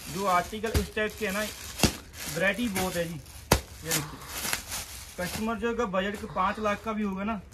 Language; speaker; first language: Hindi; non-native, local second language; Punjabi